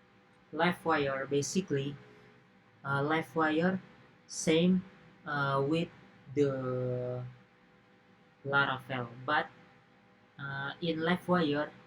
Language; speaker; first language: English; non-native, learner; Indonesian